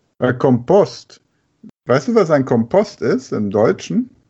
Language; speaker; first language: German; native; German